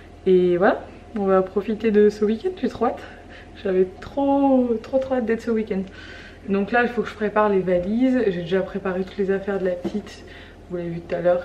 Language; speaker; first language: French; native; French